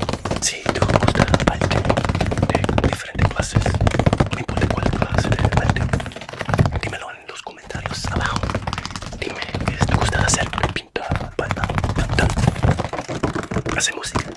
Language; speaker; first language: Spanish; non-native, fluent; English